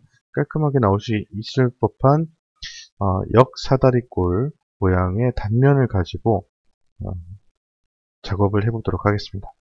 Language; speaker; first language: Korean; native; Korean